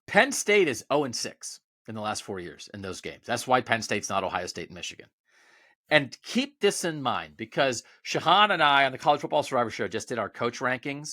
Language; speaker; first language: English; native; English